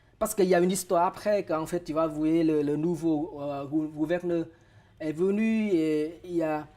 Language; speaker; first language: French; non-native, fluent; Vietnamese